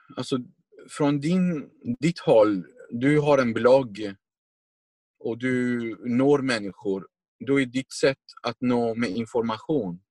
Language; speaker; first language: Swedish; non-native, fluent; Arabic